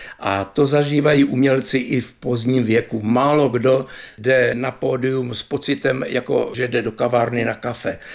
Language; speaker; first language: Czech; native; Czech